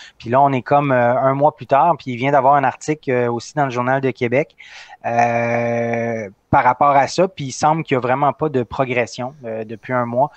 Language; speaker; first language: French; native; French